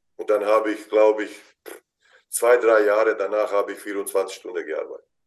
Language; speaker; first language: German; non-native, fluent; Bosnian